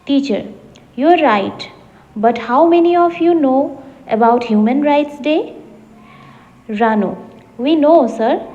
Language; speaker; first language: English; non-native, local second language; Assamese